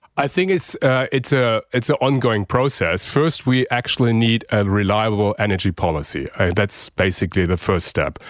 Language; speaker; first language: English; non-native, fluent; German